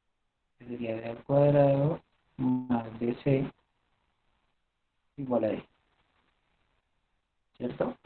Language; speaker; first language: Spanish; native; Spanish